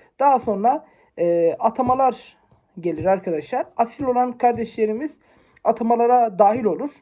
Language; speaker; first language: Turkish; native; Turkish